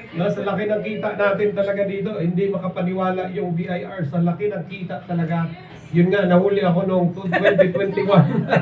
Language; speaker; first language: Filipino; non-native, local second language; Cebuano